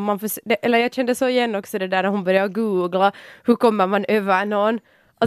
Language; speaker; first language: Swedish; native; Swedish